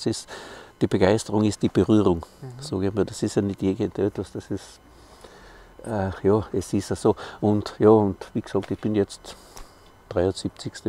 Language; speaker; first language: German; native; German